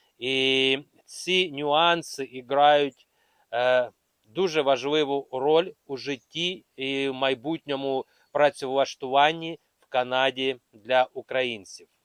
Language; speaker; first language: Ukrainian; non-native, local second language; Russian